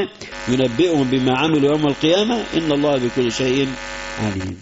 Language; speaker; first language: Arabic; native; Arabic